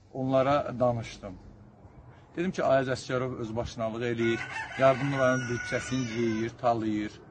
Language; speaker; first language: Azerbaijani; native; Azerbaijani